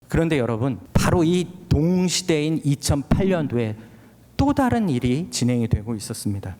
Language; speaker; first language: Korean; native; Korean